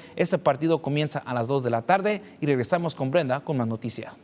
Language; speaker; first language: Spanish; native; Spanish